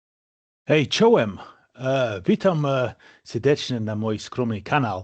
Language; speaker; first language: Polish; non-native, fluent; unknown